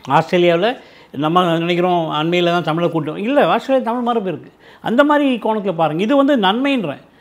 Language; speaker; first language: Tamil; native; Tamil